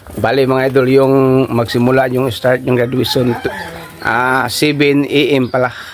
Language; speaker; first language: Filipino; non-native, local second language; Cebuano